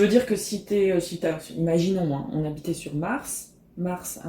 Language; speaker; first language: French; native; French